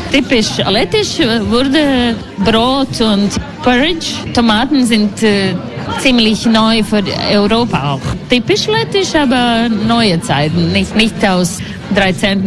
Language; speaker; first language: German; non-native, learner; Latvian